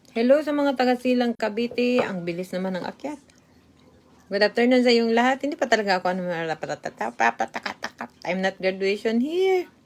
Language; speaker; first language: Filipino; non-native, local second language; Cebuano